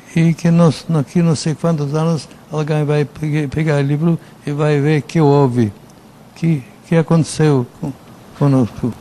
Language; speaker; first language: Portuguese; non-native, fluent; Polish